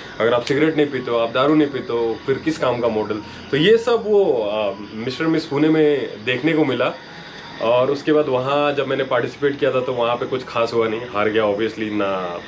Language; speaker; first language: Hindi; non-native, local second language; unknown